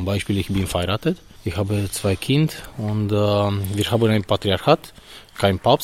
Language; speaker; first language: German; non-native, learner; Romanian